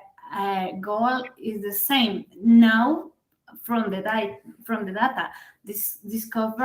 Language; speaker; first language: English; non-native, fluent; Spanish